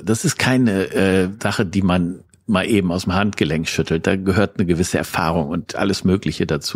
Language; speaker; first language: German; native; German